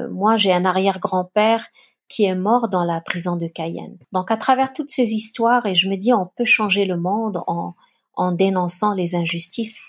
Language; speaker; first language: French; non-native, local second language; Kabyle